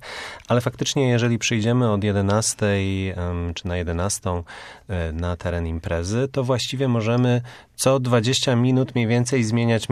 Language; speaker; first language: Polish; native; Polish